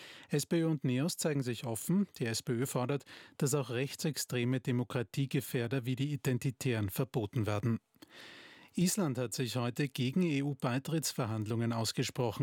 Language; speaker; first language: German; native; German